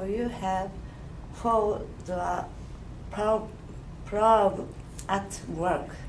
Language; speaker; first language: English; non-native, learner; Japanese